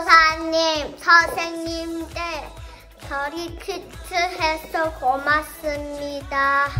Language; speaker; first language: Korean; early bilingual, heritage; Korean